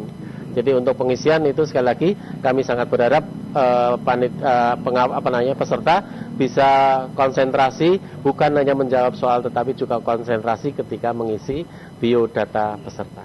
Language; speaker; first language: Indonesian; native; Indonesian